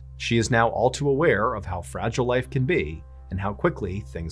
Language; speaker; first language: English; native; English